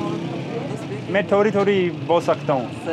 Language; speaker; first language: Hindi; non-native, learner; English